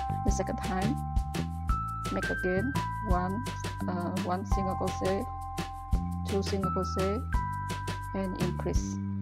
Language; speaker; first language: English; non-native, learner; Indonesian